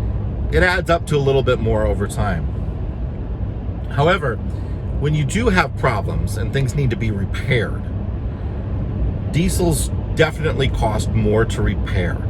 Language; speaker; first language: English; native; English